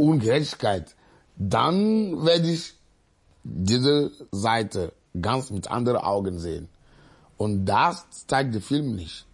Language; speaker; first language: German; non-native, learner; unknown